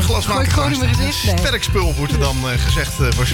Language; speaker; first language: Dutch; native; Dutch